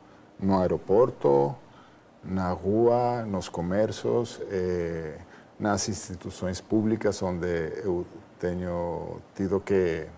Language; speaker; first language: Portuguese; non-native, fluent; Spanish